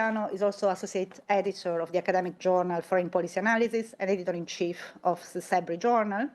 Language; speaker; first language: English; non-native, fluent; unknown